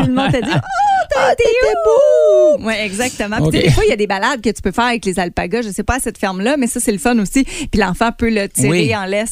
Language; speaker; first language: French; native; French